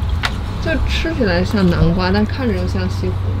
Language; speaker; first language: Chinese; native; Chinese